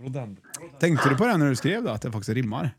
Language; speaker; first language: Swedish; native; Swedish